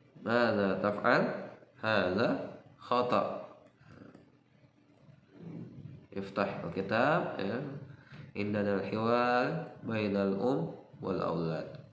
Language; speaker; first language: Arabic; non-native, fluent; Indonesian